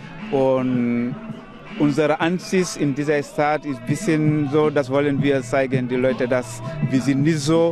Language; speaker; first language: German; non-native, learner; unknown